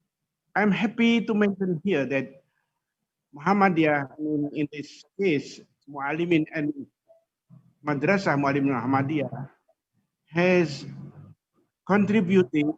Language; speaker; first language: English; non-native, fluent; Indonesian